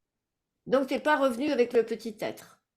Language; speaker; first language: French; native; French